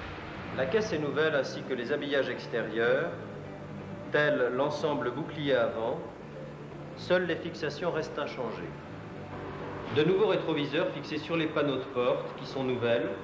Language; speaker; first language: French; native; French